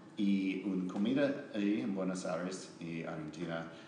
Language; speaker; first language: Spanish; non-native, learner; English